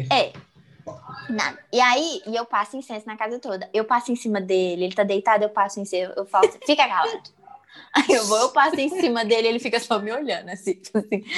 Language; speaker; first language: Portuguese; native; Portuguese